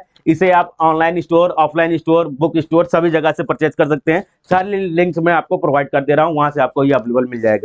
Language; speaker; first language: Hindi; native; Hindi